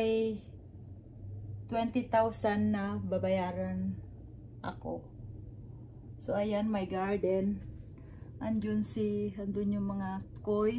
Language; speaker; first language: Filipino; native; Filipino